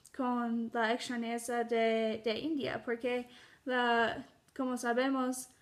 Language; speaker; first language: Spanish; non-native, learner; English